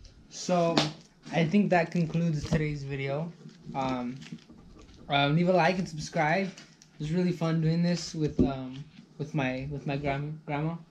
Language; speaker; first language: English; early bilingual, other home language; Spanish